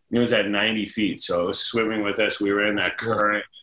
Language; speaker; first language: English; native; English